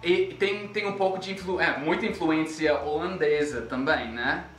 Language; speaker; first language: Portuguese; non-native, fluent; English